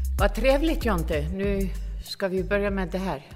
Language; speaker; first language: Swedish; non-native, fluent; Icelandic